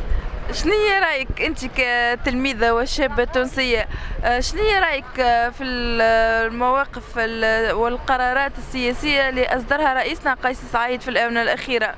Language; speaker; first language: Arabic; native; Arabic